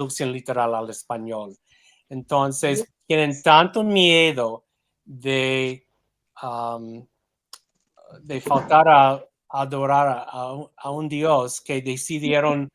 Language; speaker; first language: Spanish; non-native, fluent; English